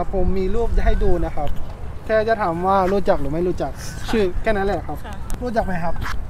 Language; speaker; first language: Thai; non-native, fluent; Filipino